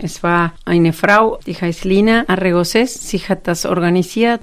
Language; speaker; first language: German; non-native, fluent; Spanish